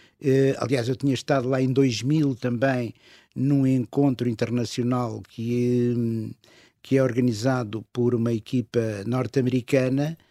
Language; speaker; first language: Portuguese; native; Portuguese